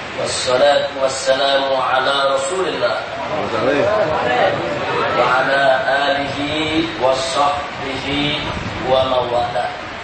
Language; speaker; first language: Arabic; non-native, fluent; Indonesian